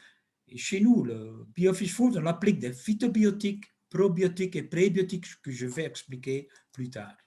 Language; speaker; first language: French; non-native, local second language; Dutch